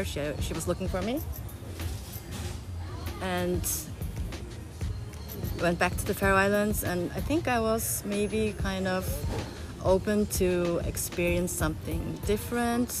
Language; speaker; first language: English; non-native, fluent; Faroese